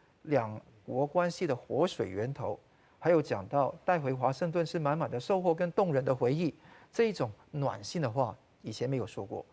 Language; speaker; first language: Chinese; non-native, local second language; Cantonese